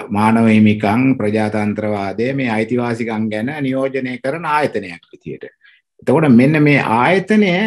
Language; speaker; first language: Sinhala; native; Sinhala